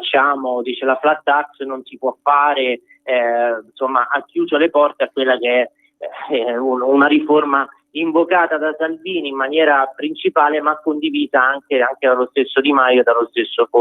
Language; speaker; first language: Italian; native; Italian